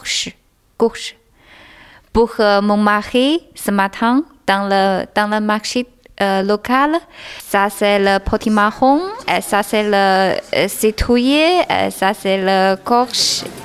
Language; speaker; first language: French; non-native, learner; Chinese